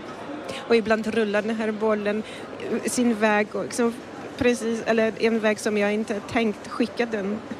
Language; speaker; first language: Swedish; non-native, fluent; Polish